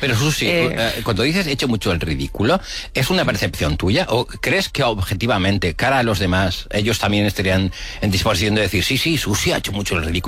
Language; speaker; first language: Spanish; native; Spanish